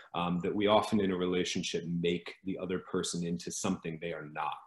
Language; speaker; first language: English; native; English